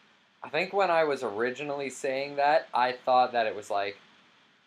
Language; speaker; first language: English; native; English